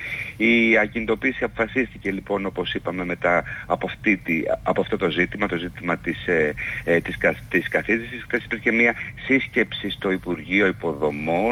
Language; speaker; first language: Greek; native; Greek